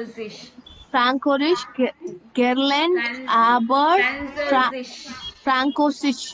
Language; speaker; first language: German; non-native, learner; Tamil